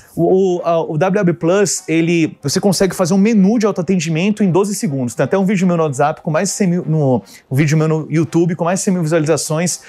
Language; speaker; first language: Portuguese; early bilingual, other home language; English